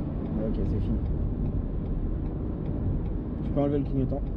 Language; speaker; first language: French; native; French